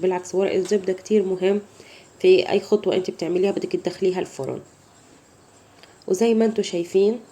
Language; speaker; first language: Arabic; native; Arabic